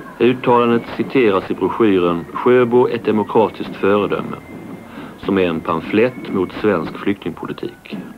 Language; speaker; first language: Swedish; native; Swedish